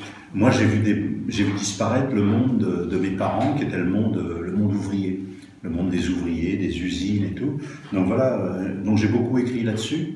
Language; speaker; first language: French; native; French